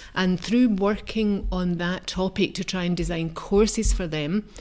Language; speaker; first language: English; native; English